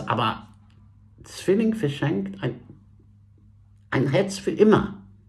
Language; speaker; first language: German; non-native, fluent; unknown